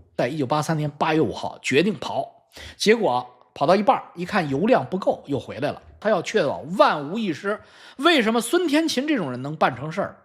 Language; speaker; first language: Chinese; native; Chinese